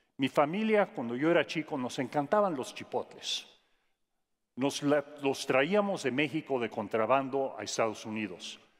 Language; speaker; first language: Spanish; non-native, fluent; English